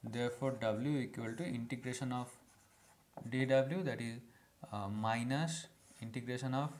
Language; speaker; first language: English; non-native, local second language; Bangla